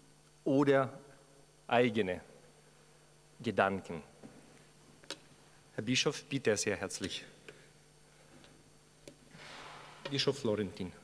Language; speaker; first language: German; non-native, fluent; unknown